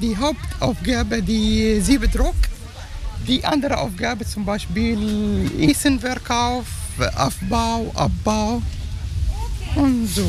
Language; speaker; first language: German; non-native, learner; Arabic